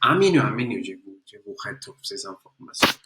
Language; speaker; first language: French; non-native, learner; Spanish